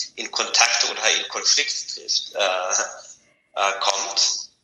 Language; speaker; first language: German; non-native, fluent; Bulgarian